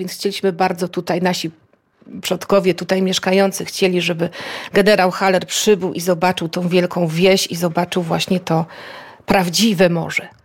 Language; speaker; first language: Polish; native; Polish